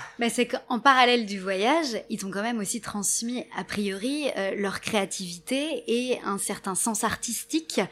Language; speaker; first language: French; native; French